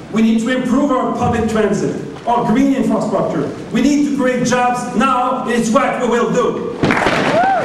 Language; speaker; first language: English; non-native, fluent; French